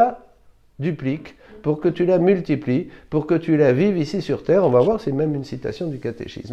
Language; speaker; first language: French; native; French